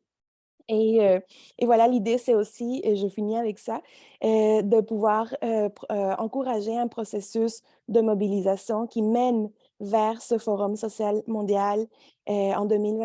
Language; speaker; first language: French; native; French